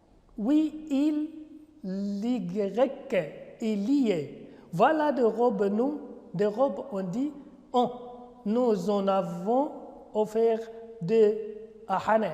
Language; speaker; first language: French; non-native, fluent; Arabic